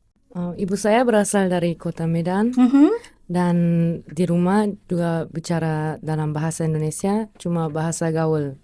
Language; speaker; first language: Indonesian; non-native, learner; German